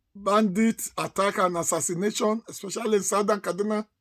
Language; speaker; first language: English; non-native, local second language; Yoruba